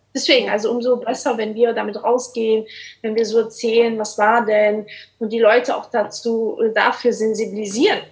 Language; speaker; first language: German; early bilingual, other home language; Portuguese